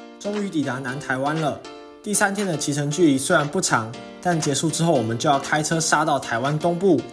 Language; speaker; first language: Chinese; native; Chinese